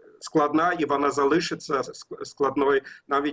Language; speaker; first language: Ukrainian; non-native, learner; German